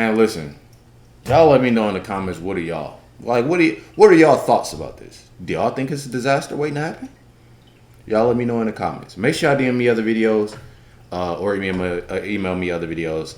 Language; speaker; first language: English; native; English